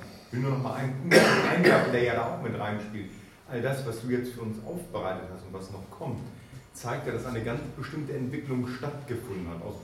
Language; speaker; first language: German; native; German